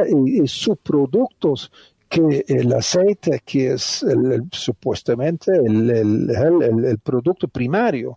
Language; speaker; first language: Spanish; non-native, fluent; Dutch